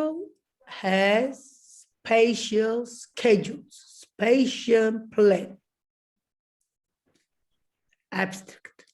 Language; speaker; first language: English; non-native, learner; Georgian